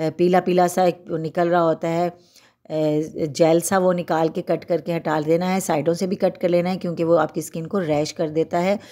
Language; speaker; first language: Hindi; native; Hindi